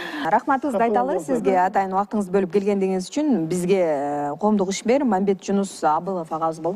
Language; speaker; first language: Kyrgyz; native; Kyrgyz